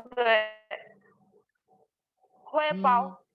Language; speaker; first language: Chinese; non-native, learner; Indonesian